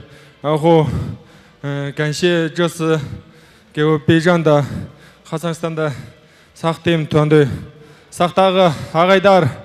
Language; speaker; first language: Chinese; non-native, local second language; Kazakh